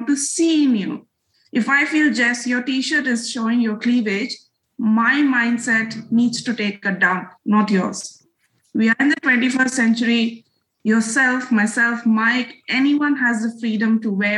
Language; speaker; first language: English; non-native, local second language; Bangla